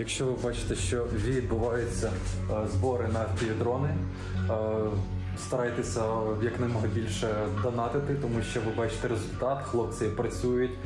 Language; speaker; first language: Ukrainian; native; Ukrainian